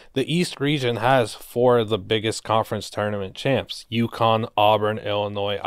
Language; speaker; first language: English; native; English